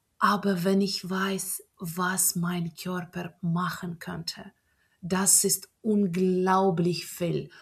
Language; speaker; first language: German; non-native, fluent; Russian